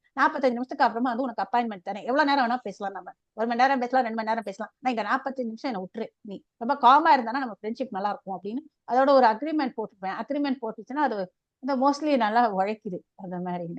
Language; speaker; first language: Tamil; native; Tamil